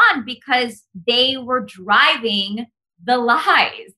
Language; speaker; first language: English; early bilingual, other home language; Spanish